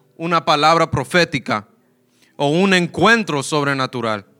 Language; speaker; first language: Spanish; early bilingual, heritage; Spanish